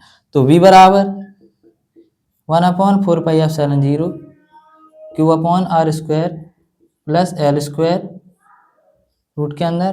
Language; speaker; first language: Hindi; native; Hindi